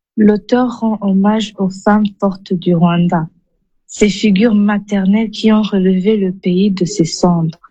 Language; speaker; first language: French; non-native, local second language; Kinyarwanda